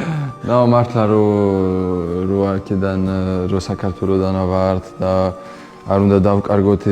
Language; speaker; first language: Georgian; early bilingual, heritage; Georgian